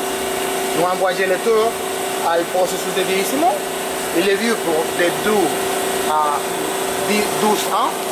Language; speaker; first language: French; non-native, learner; Spanish